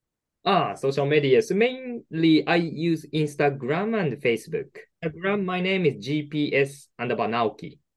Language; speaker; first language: English; non-native, learner; Japanese